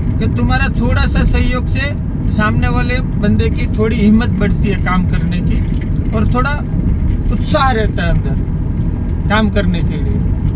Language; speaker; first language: Hindi; non-native, local second language; Gujarati